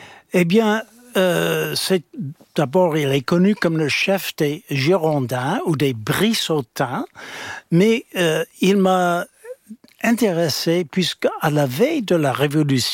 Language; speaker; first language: French; non-native, fluent; English